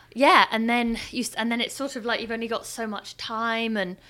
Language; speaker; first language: English; native; English